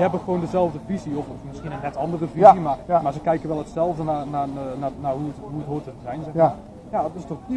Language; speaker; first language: Dutch; native; Dutch